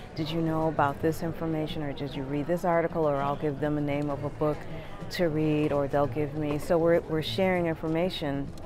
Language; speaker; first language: English; native; English